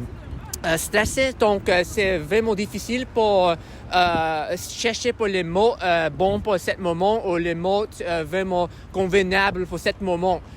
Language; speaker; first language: French; non-native, learner; English